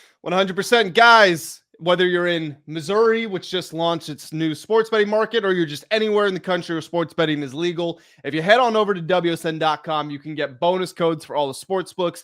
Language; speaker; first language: English; native; English